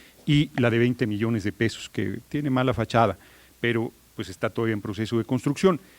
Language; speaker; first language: Spanish; native; Spanish